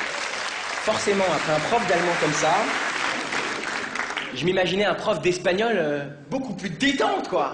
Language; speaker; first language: French; native; French